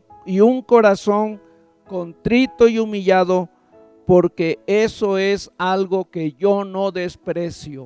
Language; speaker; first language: Spanish; native; Spanish